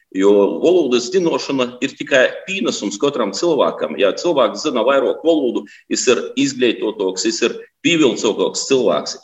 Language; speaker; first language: Latvian; native; Latvian